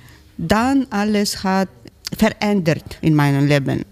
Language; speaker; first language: German; non-native, learner; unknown